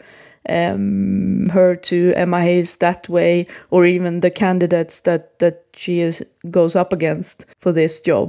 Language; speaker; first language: English; non-native, fluent; Swedish